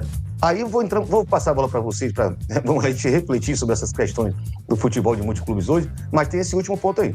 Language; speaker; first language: Portuguese; native; Portuguese